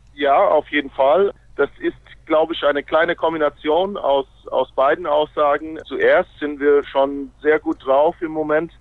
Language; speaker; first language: German; non-native, fluent; English